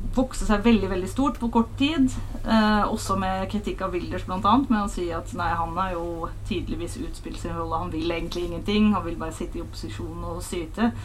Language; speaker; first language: Norwegian; non-native, fluent; Dutch